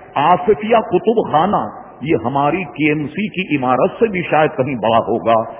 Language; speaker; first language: Urdu; native; Urdu